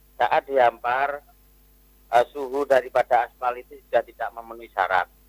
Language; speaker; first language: Indonesian; native; Indonesian